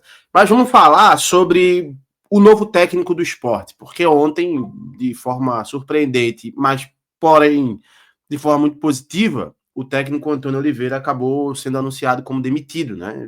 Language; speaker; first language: Portuguese; native; Portuguese